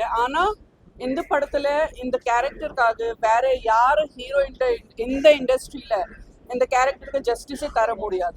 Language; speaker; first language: Tamil; non-native, fluent; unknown